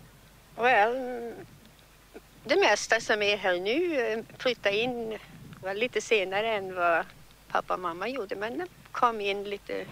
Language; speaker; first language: Swedish; early bilingual, heritage; Swedish